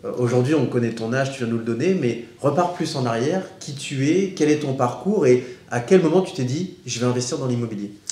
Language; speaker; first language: French; native; French